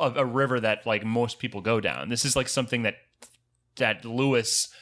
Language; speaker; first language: English; native; English